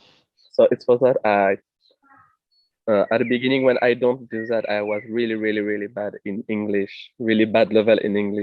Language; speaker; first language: English; non-native, fluent; French